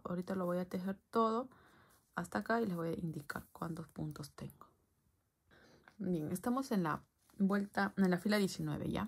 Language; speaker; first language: Spanish; native; Spanish